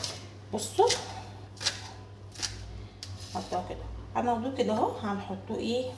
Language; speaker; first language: Arabic; native; Arabic